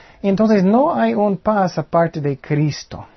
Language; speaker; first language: Spanish; non-native, fluent; English